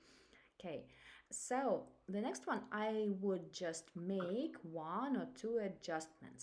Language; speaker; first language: English; non-native, fluent; Russian